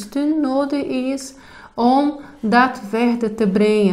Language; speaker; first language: Dutch; non-native, fluent; Portuguese